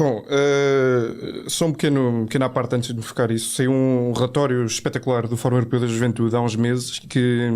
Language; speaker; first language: Portuguese; native; Portuguese